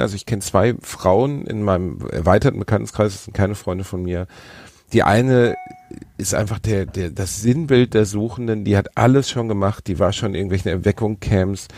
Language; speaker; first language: German; native; German